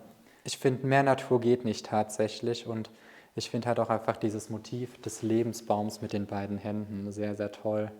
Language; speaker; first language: German; native; German